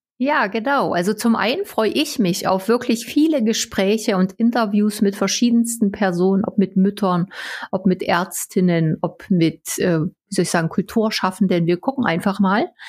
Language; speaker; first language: German; non-native, local second language; Upper Sorbian